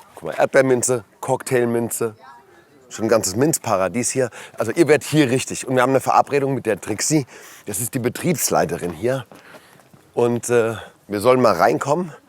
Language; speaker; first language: German; native; German